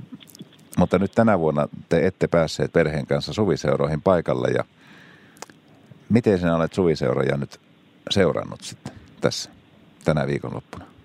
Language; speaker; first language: Finnish; native; Finnish